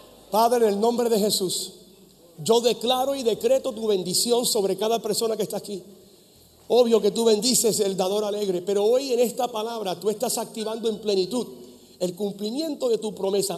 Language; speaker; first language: Spanish; early bilingual, heritage; Spanish